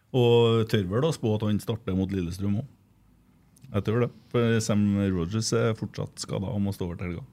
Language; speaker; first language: Norwegian; native; Norwegian